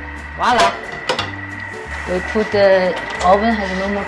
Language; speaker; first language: English; non-native, learner; Chinese